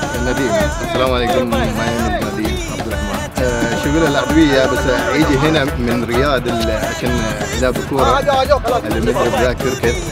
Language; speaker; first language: Arabic; non-native, learner; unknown